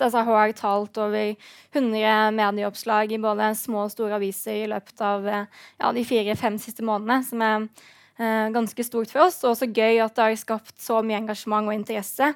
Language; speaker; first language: Norwegian; native; Norwegian